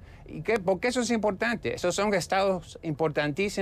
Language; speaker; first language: Spanish; native; Spanish